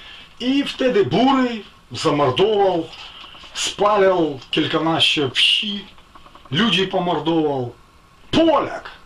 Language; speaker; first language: Polish; non-native, fluent; Ukrainian